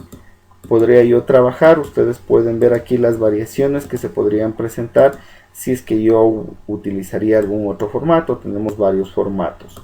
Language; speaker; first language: Spanish; native; Spanish